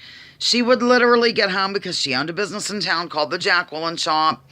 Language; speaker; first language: English; native; English